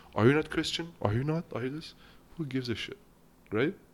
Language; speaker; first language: English; non-native, fluent; Turkish